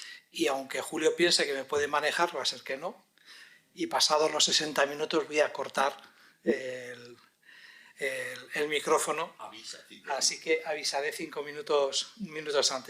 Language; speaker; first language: Spanish; native; Spanish